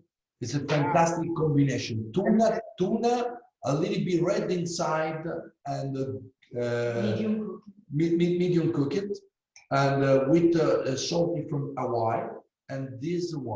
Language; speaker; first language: English; non-native, learner; Italian